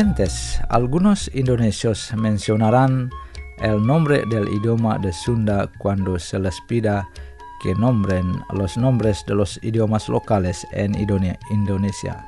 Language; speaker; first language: Spanish; non-native, fluent; Indonesian